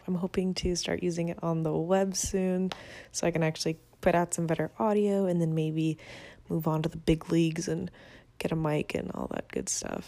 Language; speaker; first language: English; non-native, fluent; Spanish